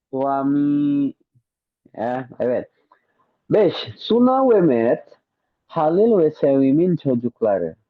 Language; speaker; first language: Turkish; non-native, fluent; Indonesian